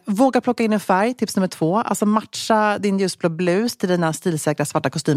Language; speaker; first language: Swedish; native; Swedish